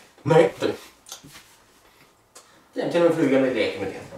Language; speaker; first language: Swedish; native; Swedish